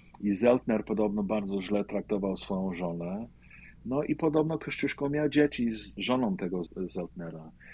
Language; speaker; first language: Polish; early bilingual, heritage; Polish